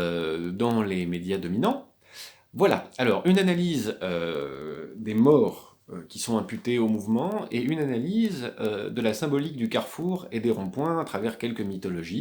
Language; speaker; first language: French; native; French